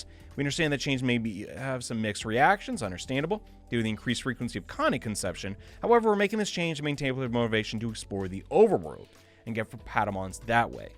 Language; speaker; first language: English; native; English